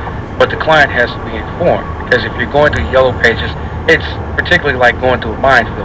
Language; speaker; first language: English; native; English